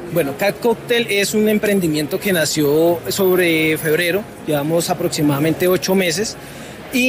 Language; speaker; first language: Spanish; native; Spanish